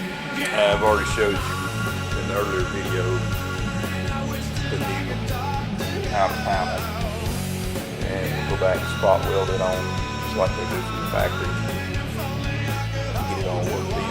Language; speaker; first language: English; native; English